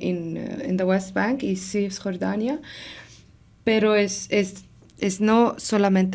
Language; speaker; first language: Spanish; non-native, learner; Arabic